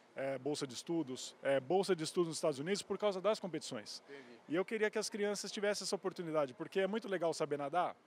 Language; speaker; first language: Portuguese; native; Portuguese